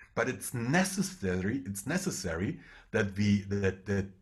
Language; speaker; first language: English; non-native, fluent; German